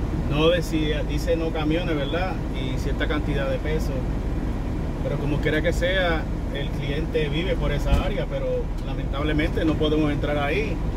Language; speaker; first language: Spanish; native; Spanish